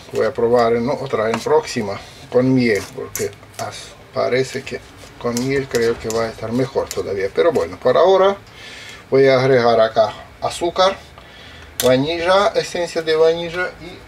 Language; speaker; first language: Spanish; non-native, fluent; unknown